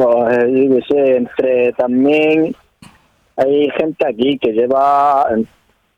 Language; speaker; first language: Spanish; non-native, learner; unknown